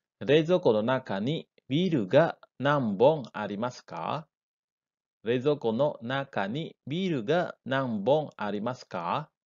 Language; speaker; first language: Japanese; non-native, fluent; Indonesian